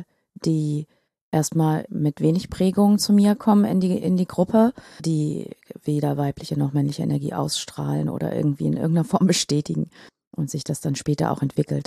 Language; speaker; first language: German; native; German